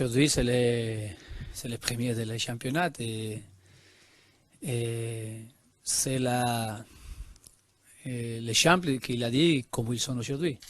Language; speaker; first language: French; non-native, learner; Spanish